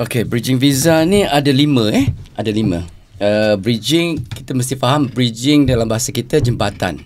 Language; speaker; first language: Malay; native; Malay